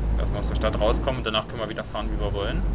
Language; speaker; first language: German; native; German